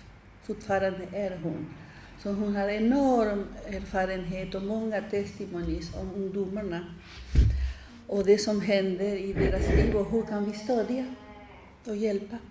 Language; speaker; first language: Swedish; non-native, fluent; Spanish